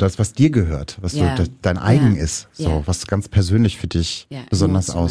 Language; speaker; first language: German; native; German